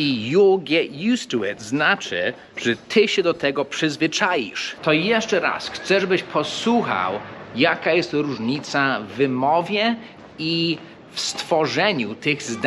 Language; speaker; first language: Polish; non-native, fluent; English